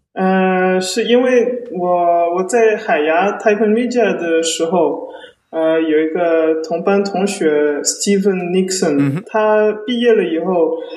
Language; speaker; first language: Chinese; early bilingual, heritage; Chinese